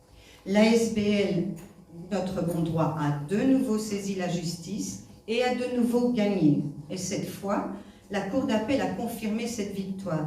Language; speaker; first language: French; native; French